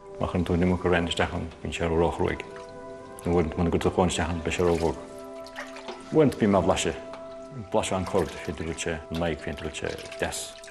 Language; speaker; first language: Irish; non-native, local second language; English